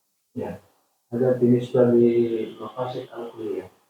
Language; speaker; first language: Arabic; non-native, fluent; Indonesian